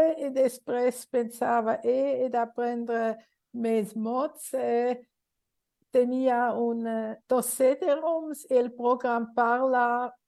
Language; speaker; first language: Catalan; non-native, learner; Swiss German